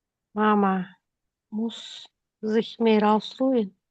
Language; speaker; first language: German; non-native, learner; Kyrgyz